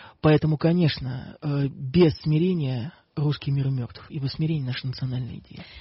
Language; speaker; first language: Russian; native; Russian